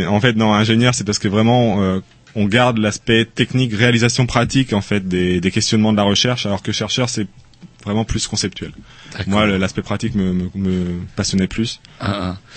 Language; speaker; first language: French; native; French